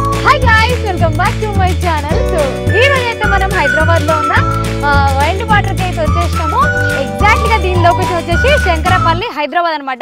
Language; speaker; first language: Telugu; native; Telugu